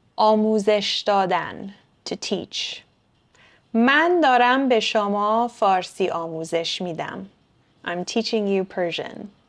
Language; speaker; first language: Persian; native; Persian